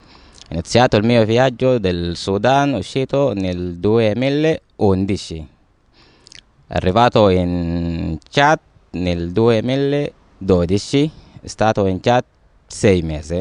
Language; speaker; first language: Italian; non-native, learner; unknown